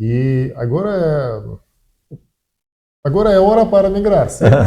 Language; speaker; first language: Portuguese; non-native, learner; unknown